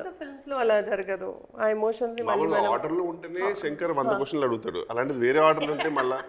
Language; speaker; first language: Telugu; native; Telugu